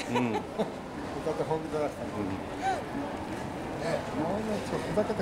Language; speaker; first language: Japanese; native; Japanese